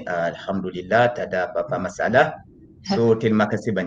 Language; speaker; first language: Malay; non-native, fluent; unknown